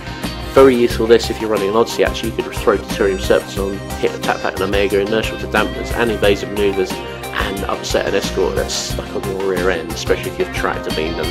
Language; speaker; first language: English; native; English